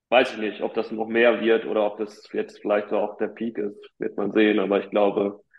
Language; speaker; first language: German; native; German